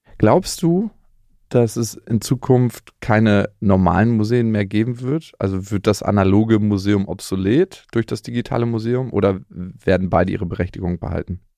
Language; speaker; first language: German; native; German